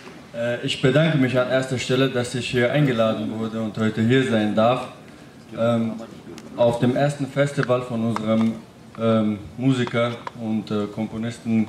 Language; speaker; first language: German; early bilingual, other home language; Armenian